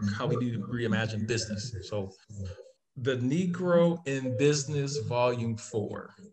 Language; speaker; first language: English; native; English